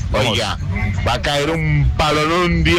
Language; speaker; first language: Spanish; native; Spanish